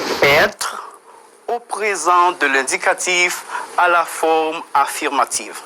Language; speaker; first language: French; non-native, fluent; Spanish